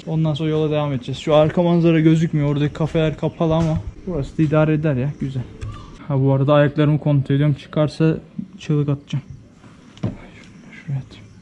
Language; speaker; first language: Turkish; native; Turkish